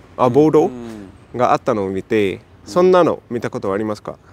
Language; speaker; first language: Japanese; non-native, fluent; English